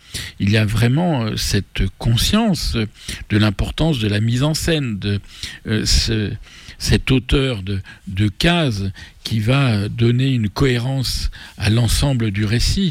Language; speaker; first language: French; native; French